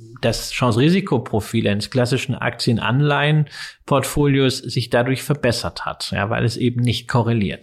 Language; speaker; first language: German; native; German